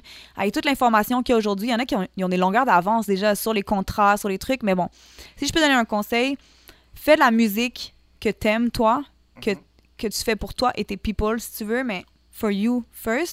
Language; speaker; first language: French; native; French